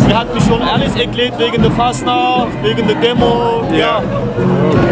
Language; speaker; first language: German; non-native, learner; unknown